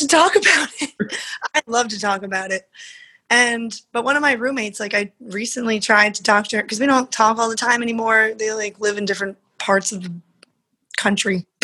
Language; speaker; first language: English; native; English